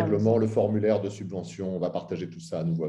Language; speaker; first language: French; native; French